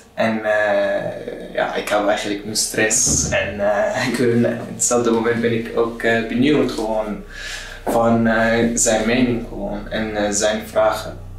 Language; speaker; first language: Dutch; non-native, learner; Arabic